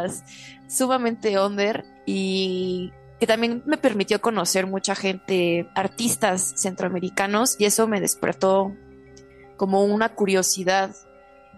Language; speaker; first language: Spanish; native; Spanish